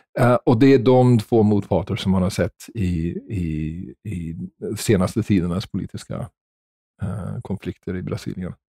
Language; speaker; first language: Swedish; non-native, fluent; English